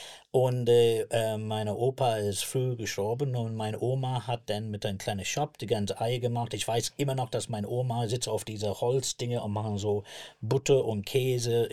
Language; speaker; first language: German; non-native, learner; English